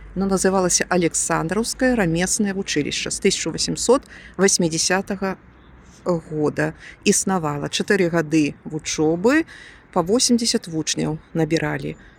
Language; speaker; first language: Belarusian; native; Belarusian